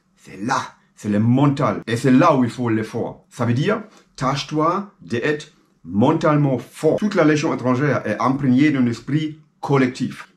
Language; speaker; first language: French; non-native, fluent; German